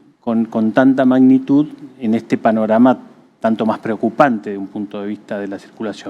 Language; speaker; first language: Spanish; native; Spanish